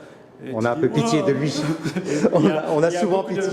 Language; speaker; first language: French; native; French